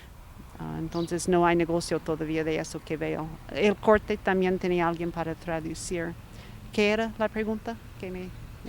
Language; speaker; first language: Spanish; non-native, fluent; English